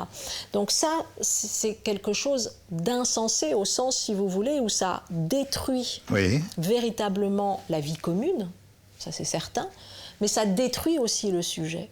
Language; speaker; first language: French; native; French